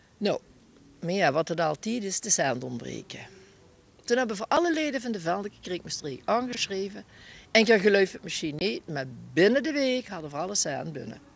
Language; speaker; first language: Dutch; native; Dutch